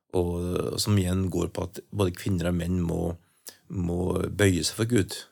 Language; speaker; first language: Norwegian; native; Norwegian